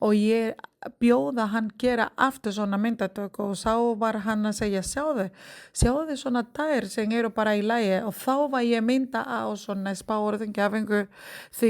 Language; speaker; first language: Icelandic; non-native, learner; Spanish